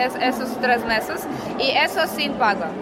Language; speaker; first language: Spanish; non-native, learner; Russian